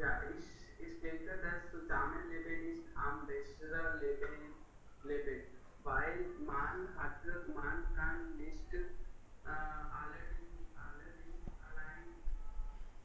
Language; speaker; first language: German; non-native, learner; Hindi